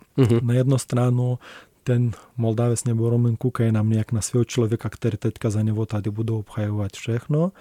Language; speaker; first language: Czech; non-native, learner; Romanian